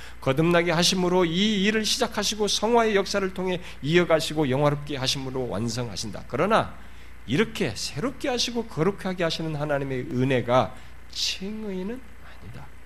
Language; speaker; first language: Korean; native; Korean